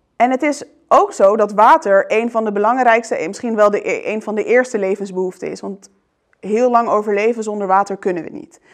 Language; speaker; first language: Dutch; early bilingual, other home language; Arabic